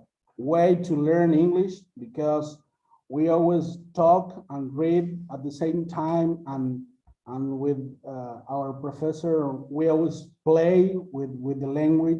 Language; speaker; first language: English; non-native, learner; Spanish